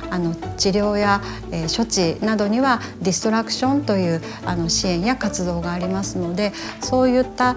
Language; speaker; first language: Japanese; native; Japanese